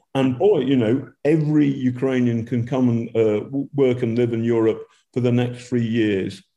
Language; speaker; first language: English; native; English